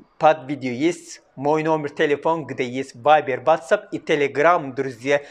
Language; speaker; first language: Russian; non-native, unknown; Turkish